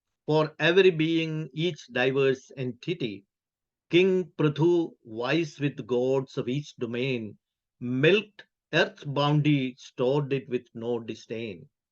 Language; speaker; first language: English; non-native, local second language; Malayalam